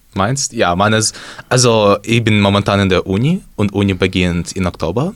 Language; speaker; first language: German; non-native, learner; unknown